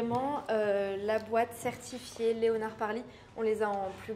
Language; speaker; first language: French; native; French